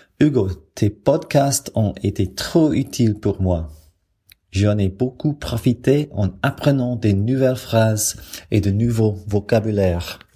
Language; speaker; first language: French; non-native, fluent; English